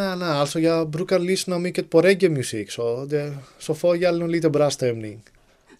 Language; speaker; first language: Swedish; non-native, fluent; Greek